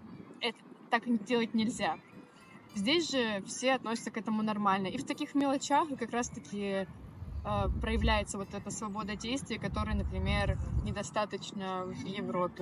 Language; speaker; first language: Russian; native; Russian